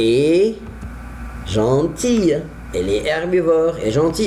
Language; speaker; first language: French; non-native, fluent; Arabic